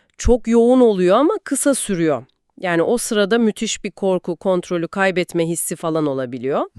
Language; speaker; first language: Turkish; native; Turkish